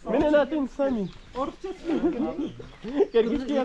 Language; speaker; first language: Russian; non-native, learner; Urdu